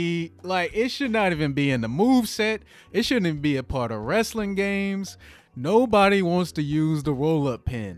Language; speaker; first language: English; native; English